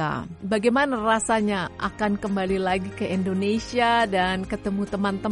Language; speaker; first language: Indonesian; native; Indonesian